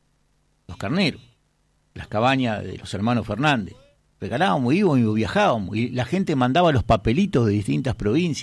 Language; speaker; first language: Spanish; native; Spanish